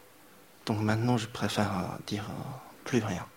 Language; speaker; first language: French; non-native, fluent; Chinese